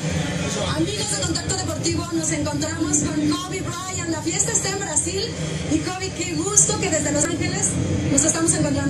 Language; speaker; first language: Spanish; native; Spanish